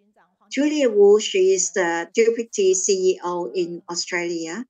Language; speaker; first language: English; non-native, learner; Chinese